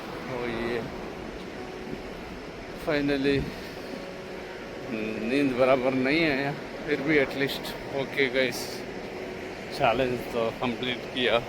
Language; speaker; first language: Hindi; non-native, local second language; Kannada